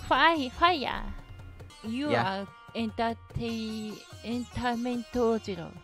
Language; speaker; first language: English; non-native, learner; Japanese